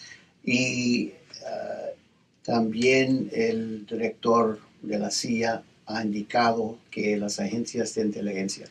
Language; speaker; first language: Spanish; non-native, fluent; English